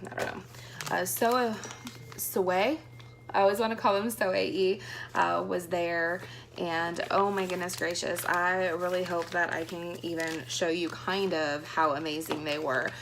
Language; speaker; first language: English; native; English